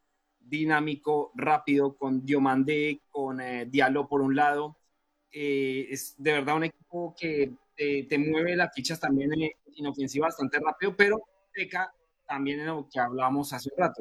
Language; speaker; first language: Spanish; native; Spanish